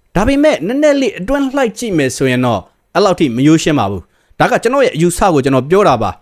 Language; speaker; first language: Burmese; native; Burmese